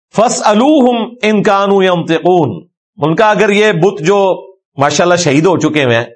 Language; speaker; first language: Urdu; non-native, local second language; Punjabi